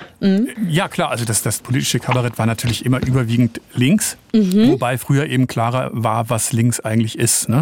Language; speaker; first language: German; native; German